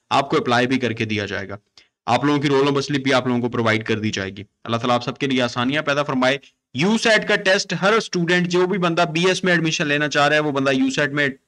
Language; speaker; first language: Urdu; non-native, local second language; Punjabi